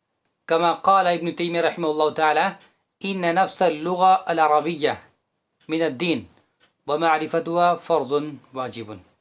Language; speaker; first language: Arabic; non-native, fluent; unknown